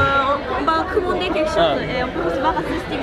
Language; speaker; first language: French; non-native, learner; Japanese